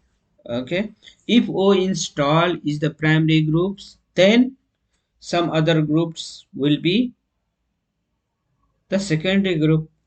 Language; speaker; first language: English; non-native, local second language; Hindi